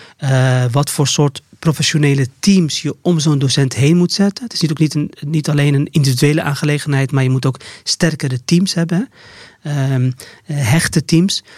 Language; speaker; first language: Dutch; early bilingual, other home language; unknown